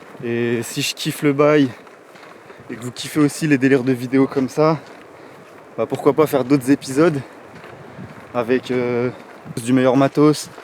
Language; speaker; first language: French; native; French